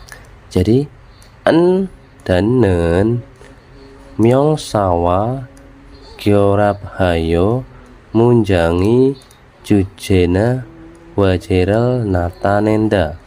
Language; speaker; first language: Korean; non-native, fluent; Indonesian